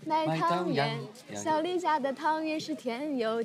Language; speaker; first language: Catalan; non-native, learner; Chinese